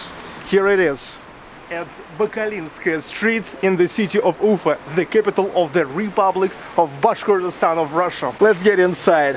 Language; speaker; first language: English; non-native, fluent; Russian